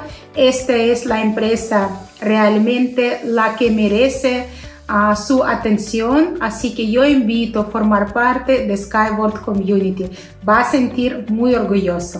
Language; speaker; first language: Spanish; non-native, fluent; Russian